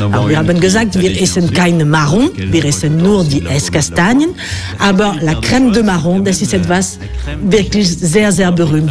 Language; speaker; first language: German; non-native, learner; French